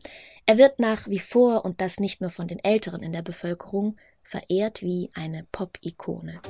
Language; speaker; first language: German; native; German